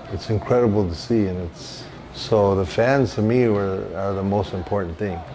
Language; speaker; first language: English; native; English